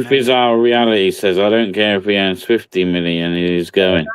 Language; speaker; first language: English; native; English